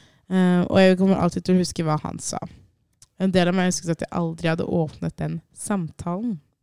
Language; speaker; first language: Norwegian; native; Norwegian